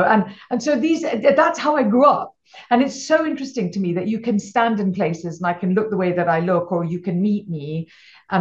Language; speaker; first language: English; non-native, local second language; Punjabi